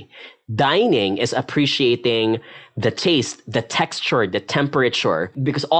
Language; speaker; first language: English; non-native, local second language; Filipino